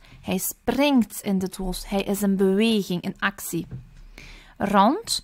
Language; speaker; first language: Dutch; early bilingual, other home language; Turkish